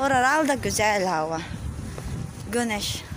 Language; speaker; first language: Turkish; non-native, learner; Filipino